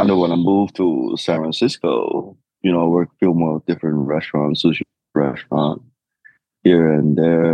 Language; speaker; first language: English; non-native, local second language; Cantonese